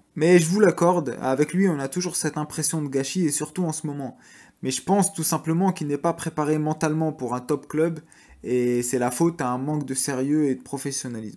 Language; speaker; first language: French; native; French